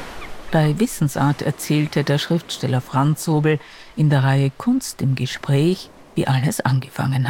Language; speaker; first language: German; native; German